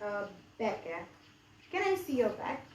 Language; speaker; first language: English; non-native, learner; Indonesian